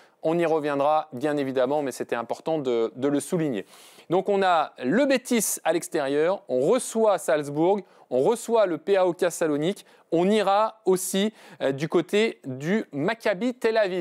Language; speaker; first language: French; native; French